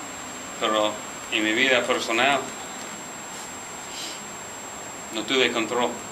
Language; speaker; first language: Spanish; non-native, learner; English